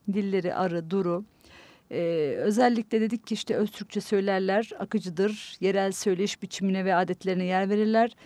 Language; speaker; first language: Turkish; native; Turkish